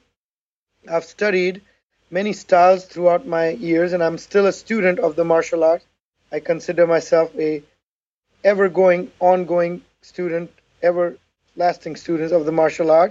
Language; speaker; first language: English; non-native, local second language; Urdu